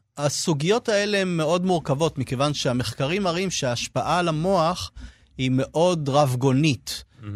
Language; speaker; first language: Hebrew; native; Hebrew